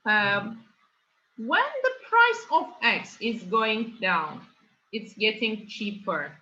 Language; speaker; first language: English; non-native, fluent; Turkish